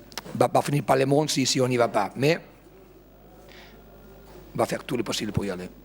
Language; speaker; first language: French; non-native, fluent; Spanish